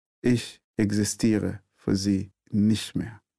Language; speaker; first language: German; non-native, fluent; Arabic